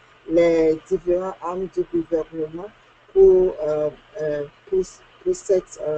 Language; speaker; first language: French; non-native, fluent; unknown